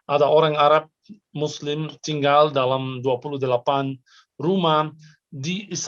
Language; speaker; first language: Indonesian; non-native, fluent; Arabic